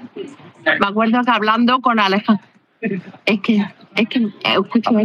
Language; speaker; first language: Spanish; native; Spanish